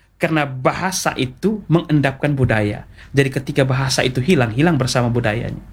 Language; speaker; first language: Indonesian; non-native, local second language; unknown